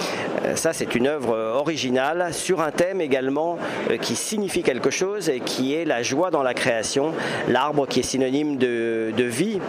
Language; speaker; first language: French; native; French